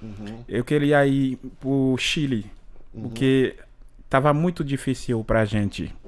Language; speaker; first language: Portuguese; non-native, learner; Haitian Creole